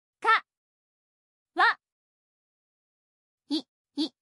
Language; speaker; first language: Japanese; non-native, learner; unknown